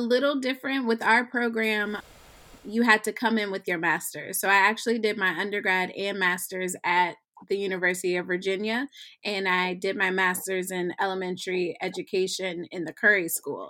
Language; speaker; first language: English; native; English